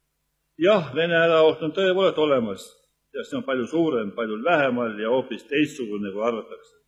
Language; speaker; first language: Estonian; native; Estonian